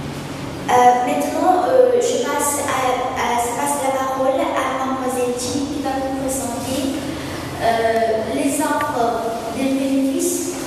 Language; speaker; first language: French; non-native, fluent; Vietnamese